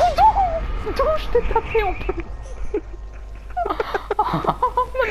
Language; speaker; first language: French; native; French